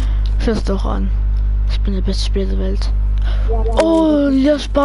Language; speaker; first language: German; native; German